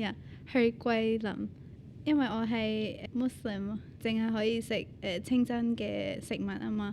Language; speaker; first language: Cantonese; early bilingual, other home language; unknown